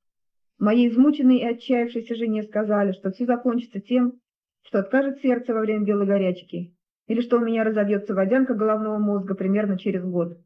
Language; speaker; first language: Russian; native; Russian